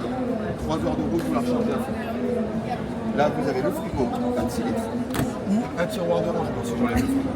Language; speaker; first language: French; native; French